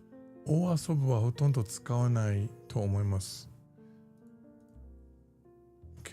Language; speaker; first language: Japanese; non-native, learner; English